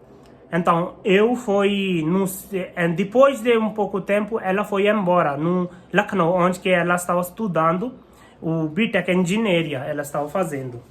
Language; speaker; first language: Portuguese; non-native, learner; Hindi